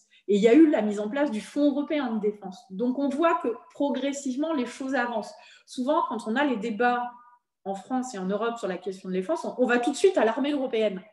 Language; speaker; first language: French; native; French